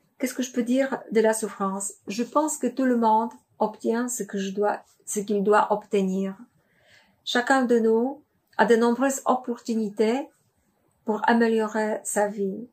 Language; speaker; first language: French; non-native, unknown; Polish